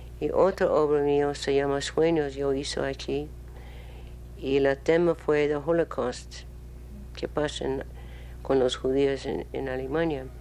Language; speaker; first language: Spanish; non-native, learner; English